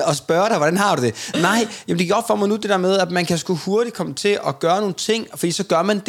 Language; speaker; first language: Danish; native; Danish